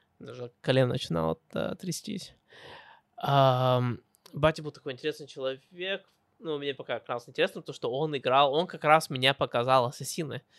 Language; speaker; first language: Russian; early bilingual, heritage; Russian